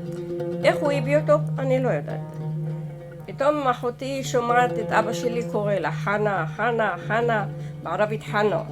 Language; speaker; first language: Hebrew; early bilingual, other home language; Arabic